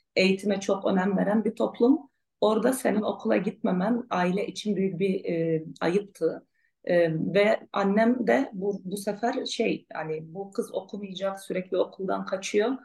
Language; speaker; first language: Turkish; non-native, local second language; Arabic